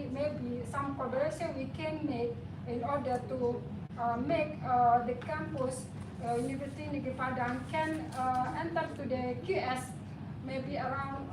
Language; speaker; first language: English; non-native, fluent; Indonesian